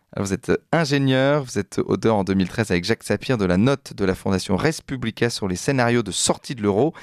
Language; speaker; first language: French; native; French